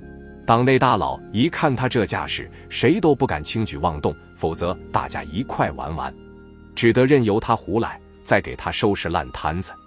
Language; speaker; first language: Chinese; native; Chinese